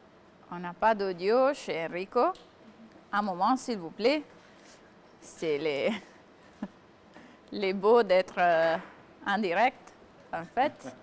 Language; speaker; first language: French; non-native, fluent; Italian